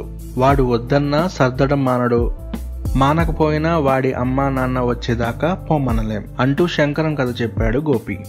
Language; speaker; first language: Telugu; native; Telugu